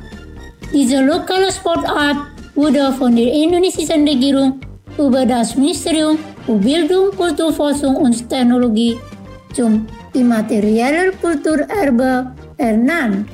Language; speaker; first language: German; non-native, fluent; Indonesian